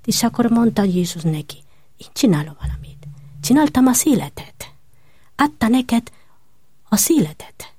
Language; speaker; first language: Hungarian; non-native, learner; Spanish